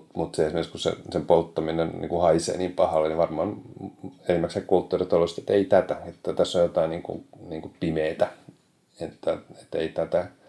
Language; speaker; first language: Finnish; native; Finnish